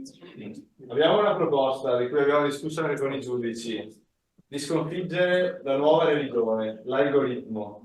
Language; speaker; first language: Italian; native; Italian